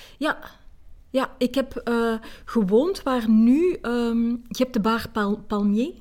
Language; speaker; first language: Dutch; native; Dutch